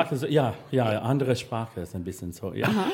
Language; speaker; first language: German; non-native, learner; English